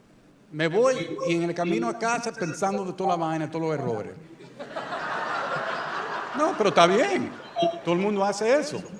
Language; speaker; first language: Spanish; early bilingual, heritage; Spanish